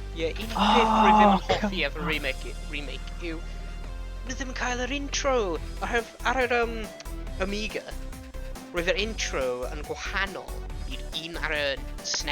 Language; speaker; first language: Welsh; non-native, local second language; English